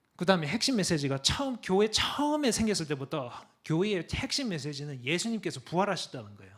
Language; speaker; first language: Korean; early bilingual, other home language; English